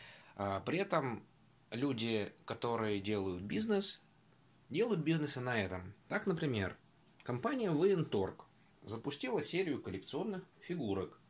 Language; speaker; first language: Russian; native; Russian